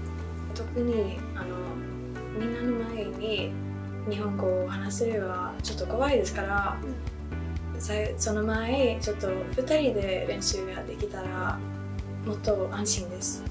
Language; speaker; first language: Japanese; non-native, learner; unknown